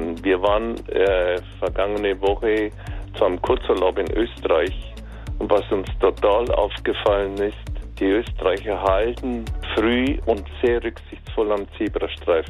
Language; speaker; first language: German; native; German